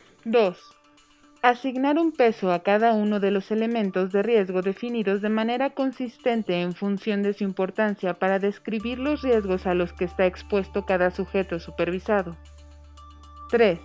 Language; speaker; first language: Spanish; native; Spanish